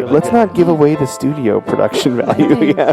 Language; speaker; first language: English; native; English